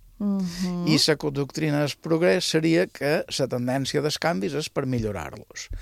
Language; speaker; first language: Catalan; native; Catalan